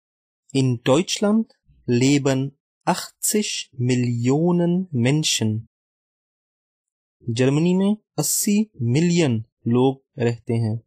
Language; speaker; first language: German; non-native, fluent; Urdu